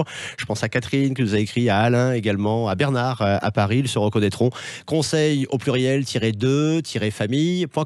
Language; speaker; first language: French; native; French